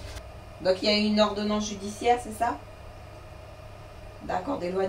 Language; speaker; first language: French; native; French